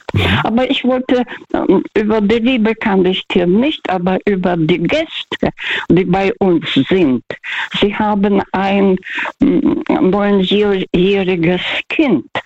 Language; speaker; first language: German; non-native, fluent; Russian